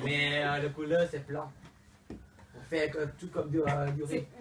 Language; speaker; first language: French; non-native, learner; Vietnamese